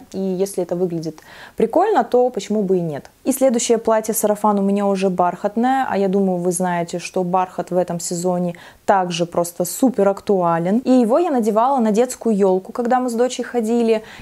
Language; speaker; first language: Russian; native; Russian